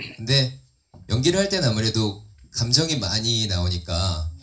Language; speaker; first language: Korean; early bilingual, heritage; Korean